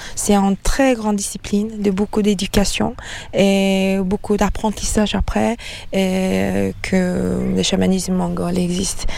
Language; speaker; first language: French; non-native, fluent; Mongolian